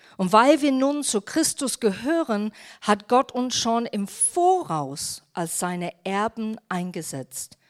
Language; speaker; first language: German; non-native, fluent; English